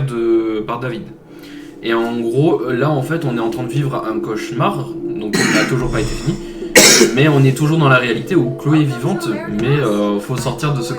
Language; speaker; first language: French; native; French